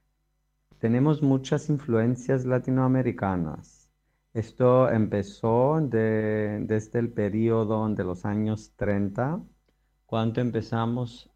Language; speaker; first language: Spanish; non-native, fluent; Greek